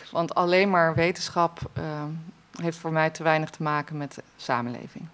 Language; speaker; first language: Dutch; native; Dutch